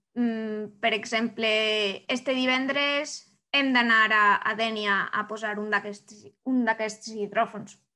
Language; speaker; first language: Catalan; native; Catalan